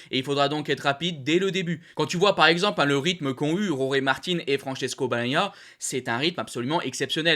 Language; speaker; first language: French; native; French